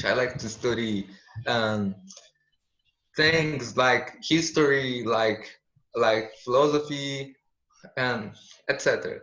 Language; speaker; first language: English; non-native, learner; Portuguese